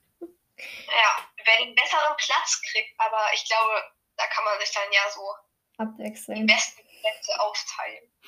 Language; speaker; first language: German; native; German